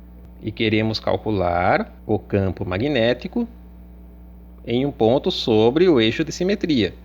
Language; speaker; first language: Portuguese; native; Portuguese